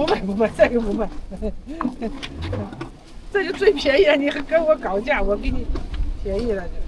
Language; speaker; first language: Chinese; native; Chinese